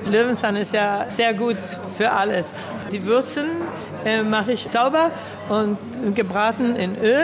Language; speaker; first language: German; early bilingual, heritage; Swedish